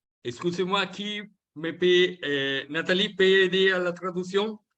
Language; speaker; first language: French; non-native, learner; Italian